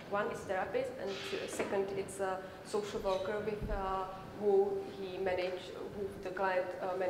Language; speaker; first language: English; non-native, learner; Czech